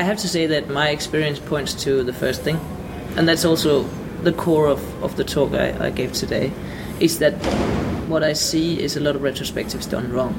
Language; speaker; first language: English; non-native, fluent; Danish